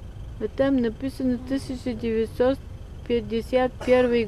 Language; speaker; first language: Russian; non-native, learner; Bulgarian